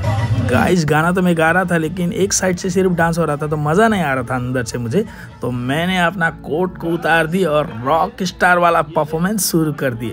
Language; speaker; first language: Hindi; non-native, local second language; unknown